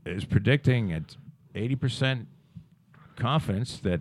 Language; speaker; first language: English; native; English